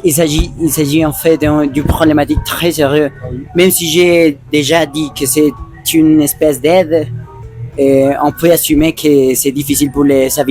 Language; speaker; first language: French; non-native, learner; Spanish